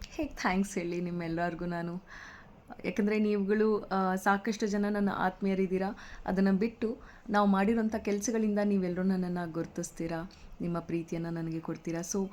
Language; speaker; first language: Kannada; non-native, local second language; Kodava